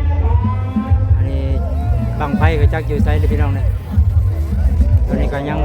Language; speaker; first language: Thai; non-native, local second language; Lao